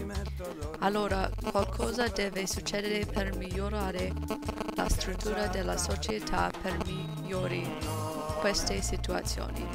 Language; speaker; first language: Italian; non-native, learner; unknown